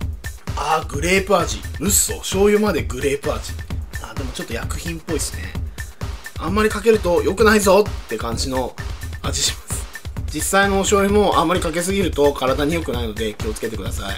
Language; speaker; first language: Japanese; native; Japanese